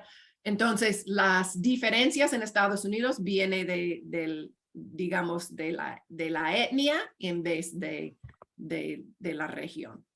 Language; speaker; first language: Spanish; non-native, fluent; English